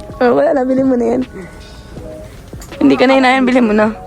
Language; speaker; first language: Filipino; native; Filipino